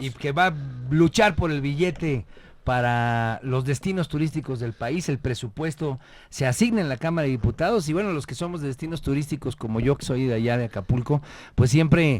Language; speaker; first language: Spanish; native; Spanish